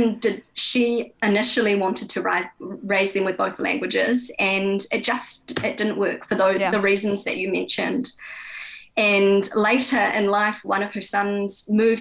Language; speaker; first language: English; native; English